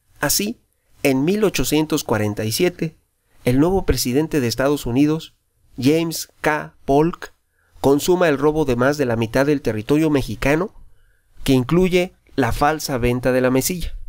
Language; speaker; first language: Spanish; native; Spanish